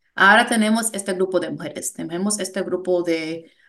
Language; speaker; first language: Spanish; early bilingual, heritage; Spanish